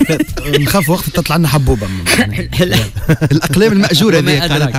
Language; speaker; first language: Arabic; native; Arabic